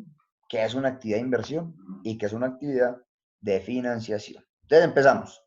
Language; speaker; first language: Spanish; native; Spanish